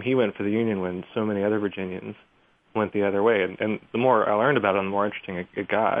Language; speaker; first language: English; native; English